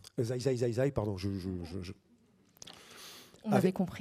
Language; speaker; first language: French; native; French